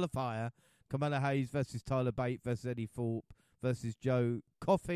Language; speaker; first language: English; native; English